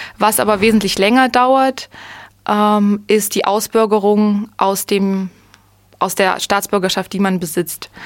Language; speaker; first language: German; early bilingual, other home language; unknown